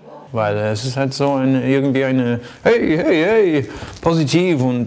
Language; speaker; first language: German; non-native, fluent; English